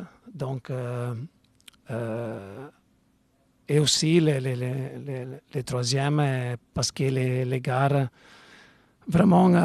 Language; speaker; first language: French; non-native, fluent; Italian